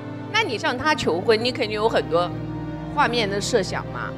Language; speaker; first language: Chinese; native; Chinese